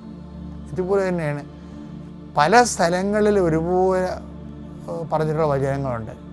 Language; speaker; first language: Malayalam; native; Malayalam